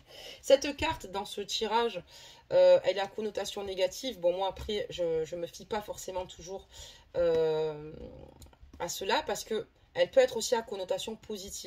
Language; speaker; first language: French; native; French